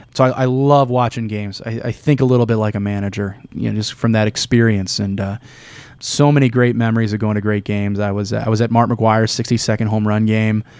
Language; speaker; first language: English; native; English